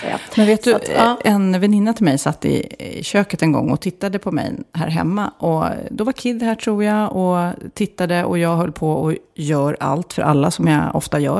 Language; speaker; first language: Swedish; native; Swedish